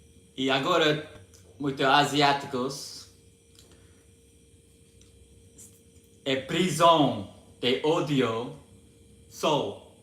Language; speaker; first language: Portuguese; non-native, learner; English